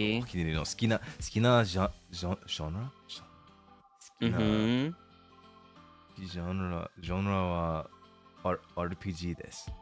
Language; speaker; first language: Japanese; non-native, learner; English